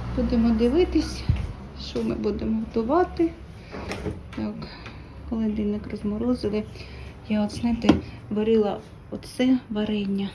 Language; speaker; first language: Ukrainian; non-native, local second language; Russian